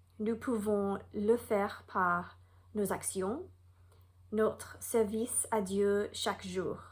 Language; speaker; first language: French; non-native, fluent; English